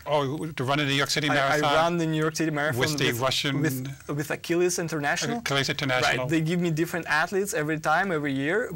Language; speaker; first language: English; non-native, fluent; Russian